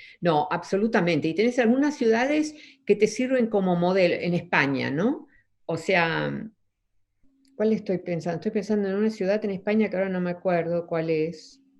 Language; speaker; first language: Spanish; early bilingual, other home language; Dutch